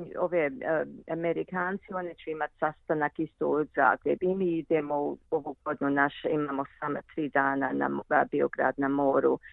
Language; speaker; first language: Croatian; early bilingual, heritage; Croatian